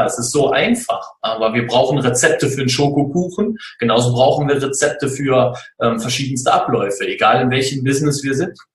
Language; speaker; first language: German; native; German